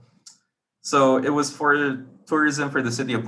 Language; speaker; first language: English; non-native, local second language; Filipino